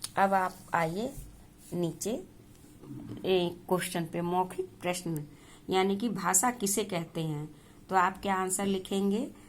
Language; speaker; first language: Hindi; native; Hindi